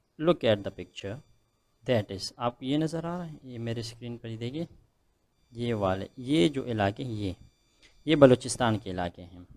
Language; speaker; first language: Urdu; non-native, local second language; Pashto